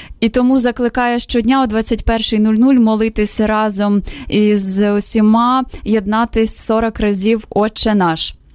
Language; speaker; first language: Ukrainian; native; Ukrainian